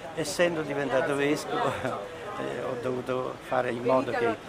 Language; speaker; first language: Italian; native; Italian